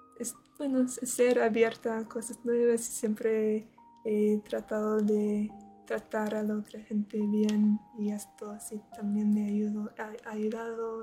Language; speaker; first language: Spanish; non-native, learner; English